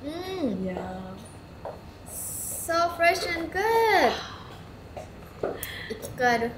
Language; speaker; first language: English; non-native, learner; Japanese